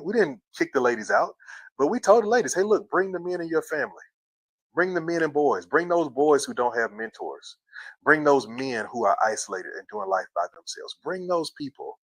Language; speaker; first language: English; native; English